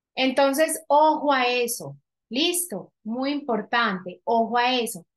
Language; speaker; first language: Spanish; native; Spanish